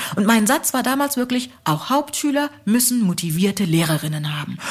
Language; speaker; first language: German; early bilingual, other home language; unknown